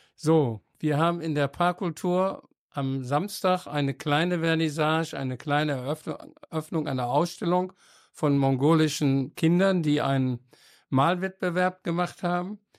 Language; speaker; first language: German; native; German